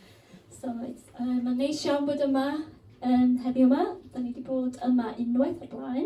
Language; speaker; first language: Welsh; native; Welsh